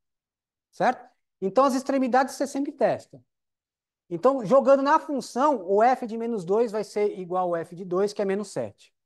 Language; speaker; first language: Portuguese; native; Portuguese